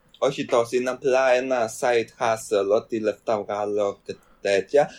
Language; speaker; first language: Greek; early bilingual, other home language; Albanian